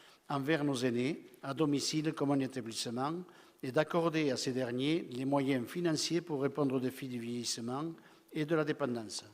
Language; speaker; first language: French; native; French